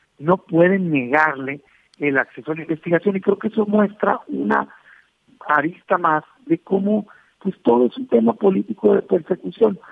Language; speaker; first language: Spanish; native; Spanish